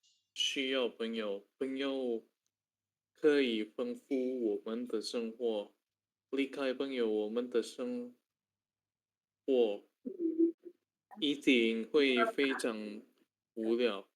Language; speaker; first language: Chinese; non-native, learner; Indonesian